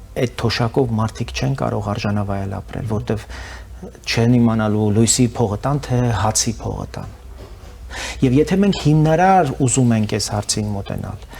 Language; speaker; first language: Armenian; native; Armenian